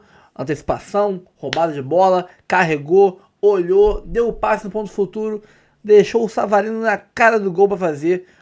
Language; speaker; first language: Portuguese; native; Portuguese